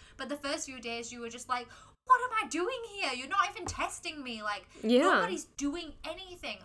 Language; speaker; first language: English; native; English